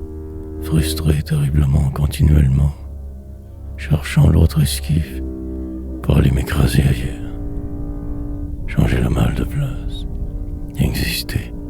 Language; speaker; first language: French; native; French